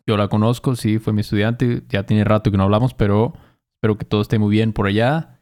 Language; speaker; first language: Spanish; native; Spanish